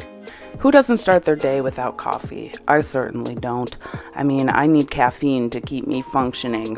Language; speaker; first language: English; native; English